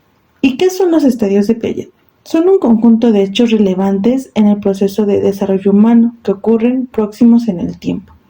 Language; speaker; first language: Spanish; native; Spanish